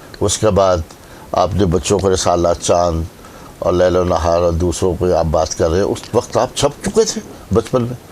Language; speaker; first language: Urdu; non-native, local second language; Punjabi